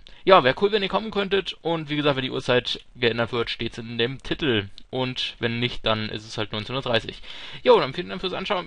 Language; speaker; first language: German; native; German